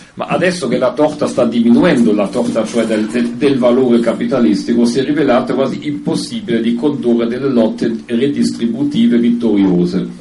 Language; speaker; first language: Italian; non-native, fluent; German